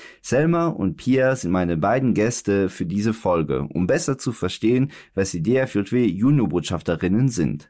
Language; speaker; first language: German; native; German